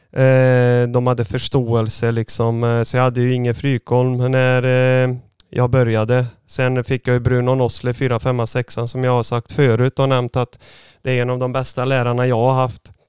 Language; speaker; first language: Swedish; early bilingual, other home language; Bosnian